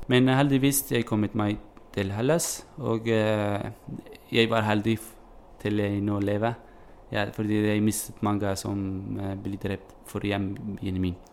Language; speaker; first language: Norwegian; non-native, learner; Kurdish